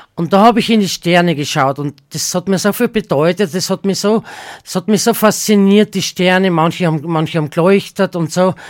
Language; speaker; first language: German; native; German